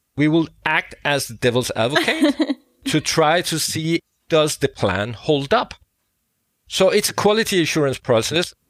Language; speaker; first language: English; non-native, fluent; Danish